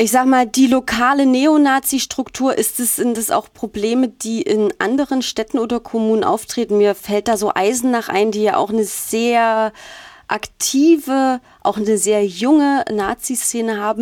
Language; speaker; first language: German; native; German